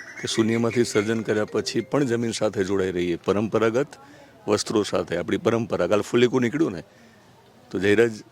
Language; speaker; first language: Gujarati; native; Gujarati